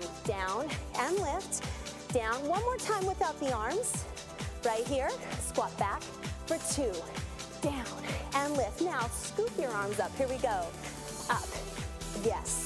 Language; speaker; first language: English; native; English